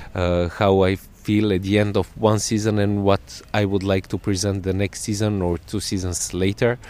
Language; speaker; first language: English; non-native, fluent; Serbian